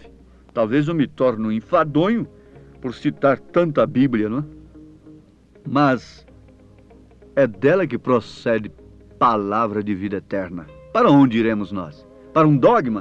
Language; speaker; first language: Portuguese; native; Portuguese